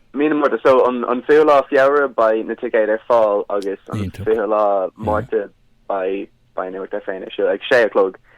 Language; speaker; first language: Irish; non-native, local second language; English